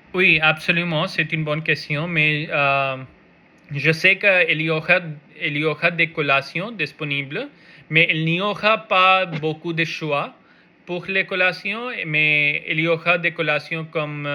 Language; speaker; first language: French; non-native, learner; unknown